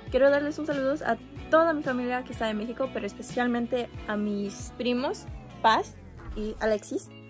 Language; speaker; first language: Spanish; early bilingual, heritage; Spanish